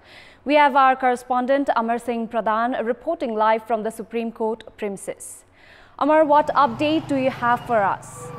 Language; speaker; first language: English; non-native, local second language; Nepali